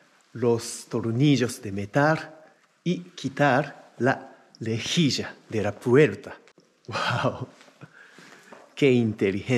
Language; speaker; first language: Spanish; non-native, fluent; Japanese